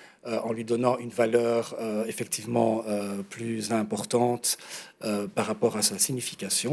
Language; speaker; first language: French; native; French